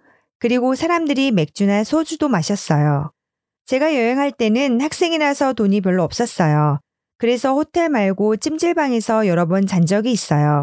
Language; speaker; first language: Korean; non-native, learner; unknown